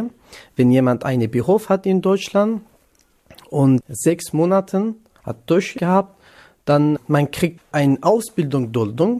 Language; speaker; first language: German; non-native, learner; Kurdish